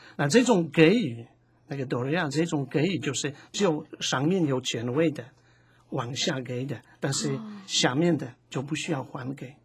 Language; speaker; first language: Chinese; non-native, fluent; Polish